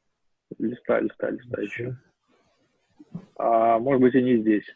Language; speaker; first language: Russian; native; Russian